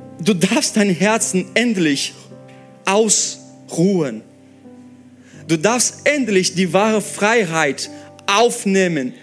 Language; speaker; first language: German; non-native, fluent; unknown